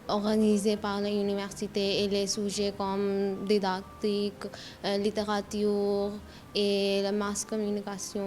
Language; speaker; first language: French; non-native, learner; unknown